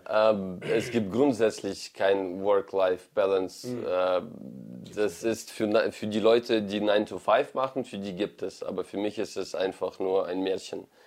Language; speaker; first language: German; non-native, fluent; Ukrainian